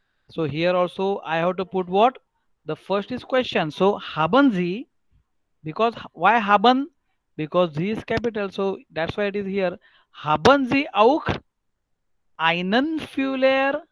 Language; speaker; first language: English; non-native, local second language; Marathi